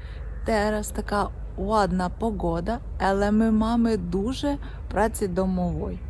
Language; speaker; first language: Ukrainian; non-native, local second language; Russian